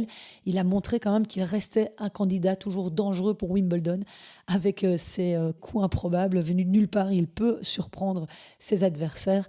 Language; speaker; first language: French; native; French